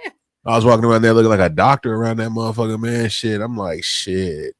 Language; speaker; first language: English; native; English